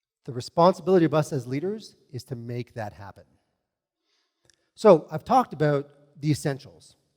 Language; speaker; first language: English; native; English